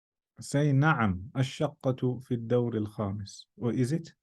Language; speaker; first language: Arabic; non-native, fluent; English